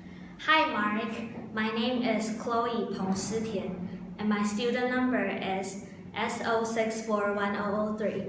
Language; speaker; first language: English; non-native, learner; Chinese